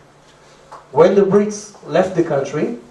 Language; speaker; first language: English; non-native, fluent; Hebrew